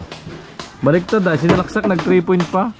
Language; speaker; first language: Filipino; native; Filipino